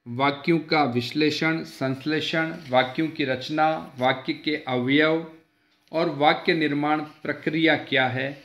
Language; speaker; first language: Hindi; native; Hindi